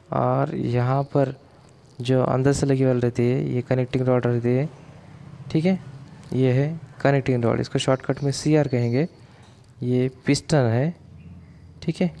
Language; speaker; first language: Hindi; non-native, local second language; Marathi